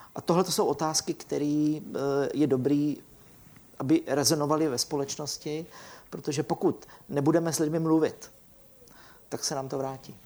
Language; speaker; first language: Czech; native; Czech